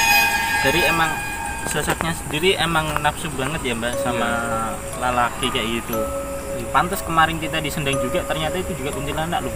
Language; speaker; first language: Indonesian; native; Indonesian